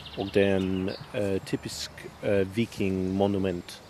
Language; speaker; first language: Norwegian; non-native, learner; English